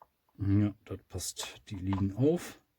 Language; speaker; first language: German; native; German